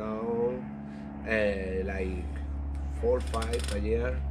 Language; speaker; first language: English; non-native, learner; Spanish